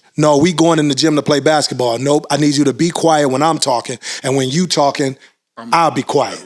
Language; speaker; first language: English; native; English